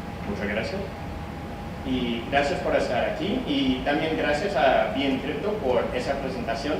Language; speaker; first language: Spanish; non-native, fluent; English